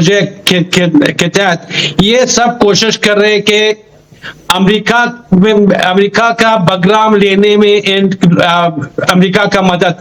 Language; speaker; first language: Hindi; non-native, learner; Pashto